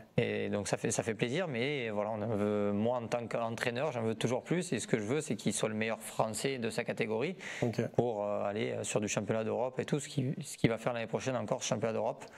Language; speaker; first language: French; native; French